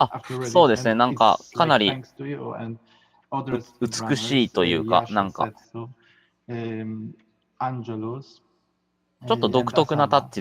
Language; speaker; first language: Japanese; native; Japanese